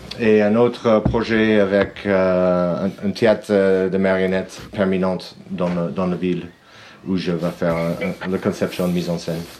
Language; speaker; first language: French; non-native, fluent; English